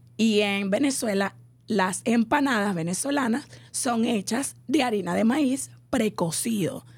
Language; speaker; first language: Spanish; native; Spanish